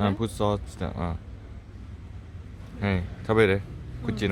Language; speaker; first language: Japanese; non-native, learner; Thai